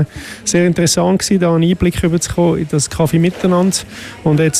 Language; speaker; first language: German; native; German